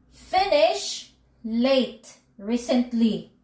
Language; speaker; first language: English; non-native, local second language; Filipino